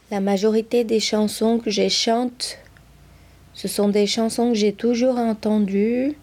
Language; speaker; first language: French; non-native, fluent; Portuguese